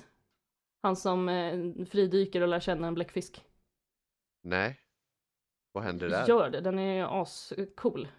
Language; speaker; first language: Swedish; native; Swedish